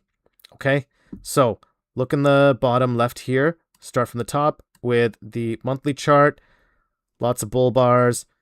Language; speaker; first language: English; native; English